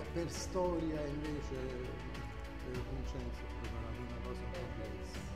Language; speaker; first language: Italian; native; Italian